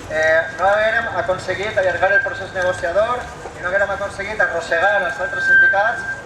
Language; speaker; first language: Catalan; native; Catalan